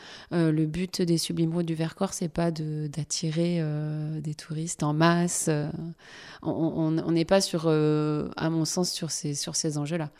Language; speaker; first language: French; native; French